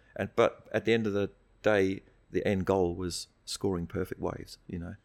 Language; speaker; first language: English; native; English